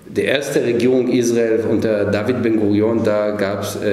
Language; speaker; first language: German; non-native, fluent; Hebrew